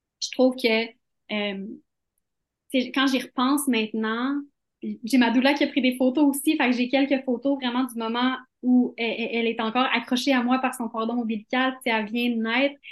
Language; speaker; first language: French; native; French